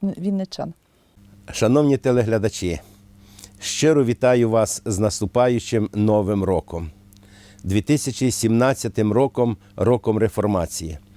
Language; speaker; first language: Ukrainian; native; Ukrainian